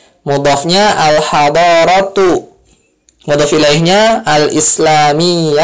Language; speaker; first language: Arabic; non-native, fluent; Indonesian